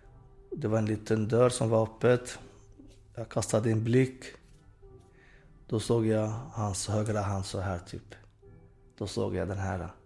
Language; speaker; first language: Swedish; non-native, fluent; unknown